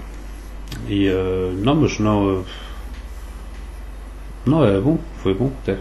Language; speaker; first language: Portuguese; early bilingual, other home language; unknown